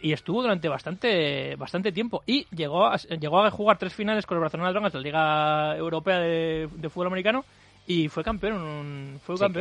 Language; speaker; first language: Spanish; native; Spanish